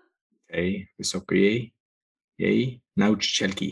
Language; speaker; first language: Polish; non-native, learner; English